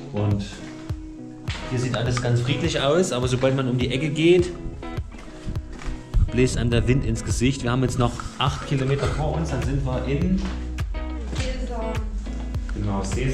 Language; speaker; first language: German; native; German